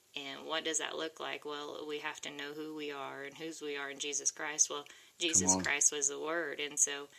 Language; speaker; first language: English; native; English